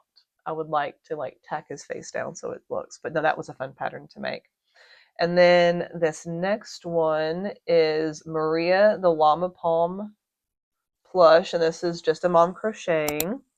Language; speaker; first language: English; native; English